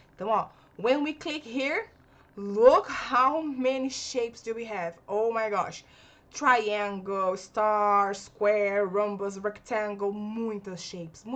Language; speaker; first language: English; non-native, fluent; Portuguese